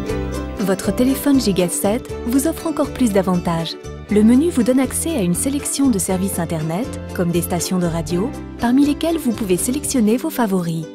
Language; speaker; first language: French; native; French